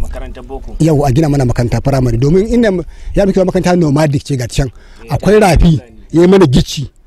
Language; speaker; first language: Hausa; native; Hausa